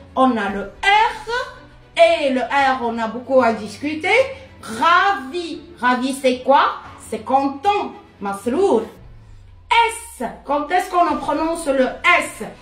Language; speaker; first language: French; non-native, local second language; Arabic